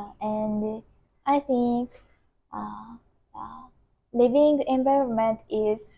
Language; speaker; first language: English; non-native, learner; Japanese